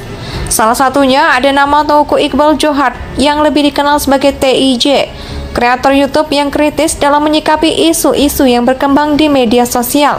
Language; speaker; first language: Indonesian; native; Indonesian